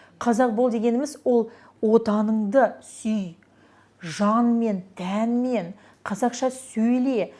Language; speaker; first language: Kazakh; non-native, local second language; Russian